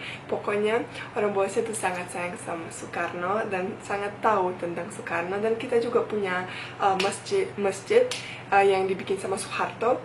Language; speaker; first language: Indonesian; non-native, fluent; Bosnian